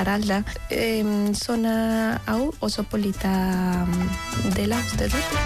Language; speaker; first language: Basque; non-native, learner; Spanish